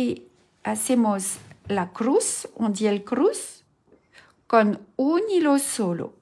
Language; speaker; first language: Spanish; non-native, learner; French